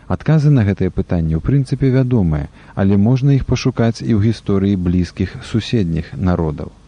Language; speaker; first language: Belarusian; native; Belarusian